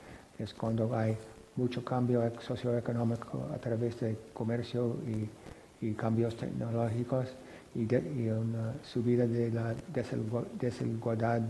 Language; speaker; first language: Spanish; non-native, fluent; English